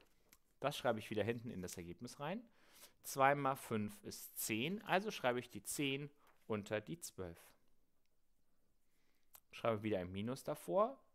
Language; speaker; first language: German; native; German